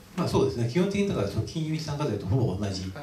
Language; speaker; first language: Japanese; native; Japanese